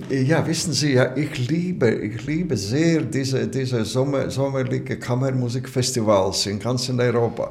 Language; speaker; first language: German; non-native, learner; Latvian